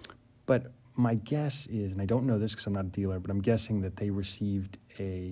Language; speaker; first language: English; native; English